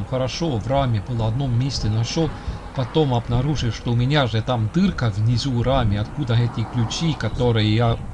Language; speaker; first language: Russian; non-native, local second language; Estonian